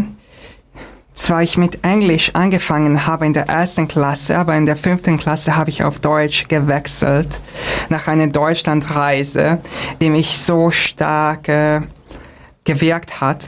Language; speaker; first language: German; non-native, fluent; Hungarian